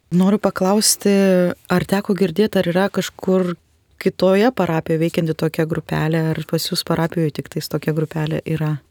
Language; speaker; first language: Lithuanian; native; Lithuanian